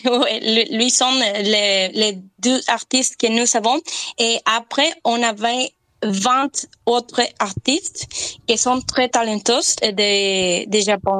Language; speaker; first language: French; non-native, learner; Spanish